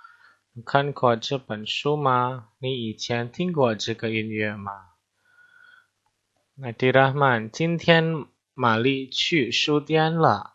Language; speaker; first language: Chinese; non-native, fluent; Indonesian